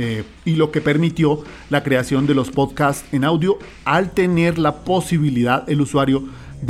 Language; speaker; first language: Spanish; native; Spanish